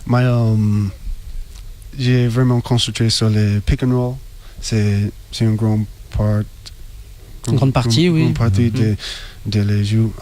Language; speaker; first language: French; non-native, learner; English